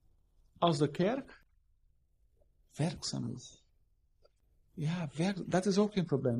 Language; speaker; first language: Dutch; non-native, fluent; Portuguese